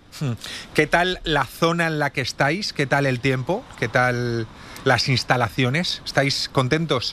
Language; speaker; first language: Spanish; native; Spanish